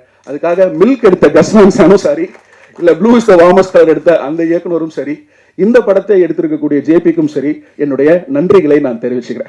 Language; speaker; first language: Tamil; native; Tamil